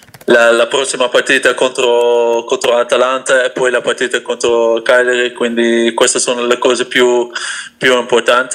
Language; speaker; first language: Italian; non-native, fluent; Dutch